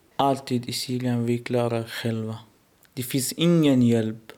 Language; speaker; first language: Swedish; non-native, learner; Arabic